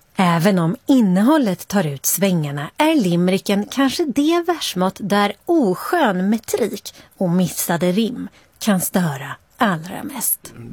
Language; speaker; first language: Swedish; native; Swedish